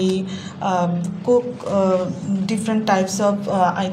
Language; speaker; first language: English; non-native, learner; Bangla